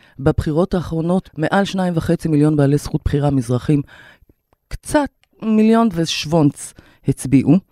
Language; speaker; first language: Hebrew; native; Hebrew